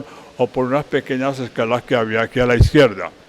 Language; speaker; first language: Spanish; native; Spanish